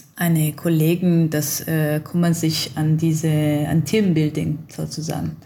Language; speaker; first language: German; non-native, fluent; Italian